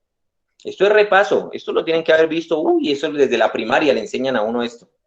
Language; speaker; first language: Spanish; native; Spanish